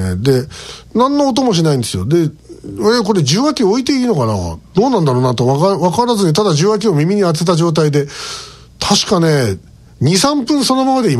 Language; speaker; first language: Japanese; native; Japanese